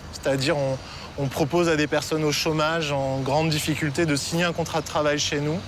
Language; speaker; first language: French; native; French